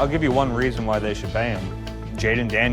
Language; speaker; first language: English; native; English